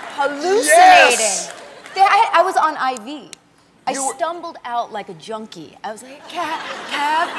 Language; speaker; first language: English; native; English